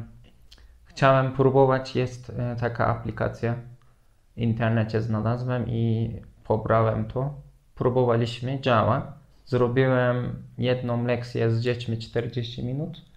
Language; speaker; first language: Polish; non-native, fluent; Turkish